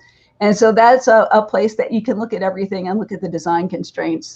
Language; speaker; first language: English; native; English